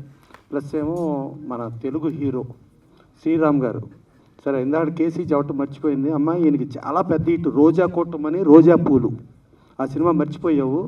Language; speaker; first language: Telugu; native; Telugu